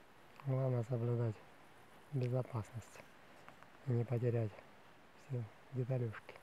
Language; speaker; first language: Russian; native; Russian